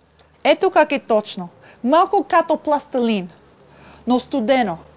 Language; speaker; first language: Bulgarian; non-native, learner; English